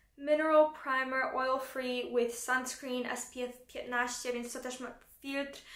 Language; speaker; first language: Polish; early bilingual, heritage; Polish